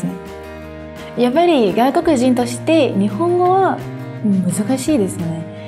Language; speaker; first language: Japanese; non-native, fluent; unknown